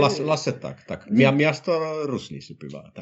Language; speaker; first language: Polish; non-native, learner; Finnish